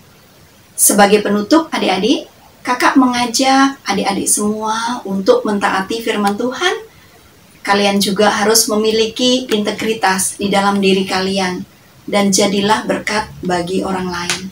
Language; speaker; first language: Indonesian; native; Indonesian